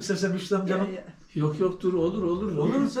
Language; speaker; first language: Turkish; native; Turkish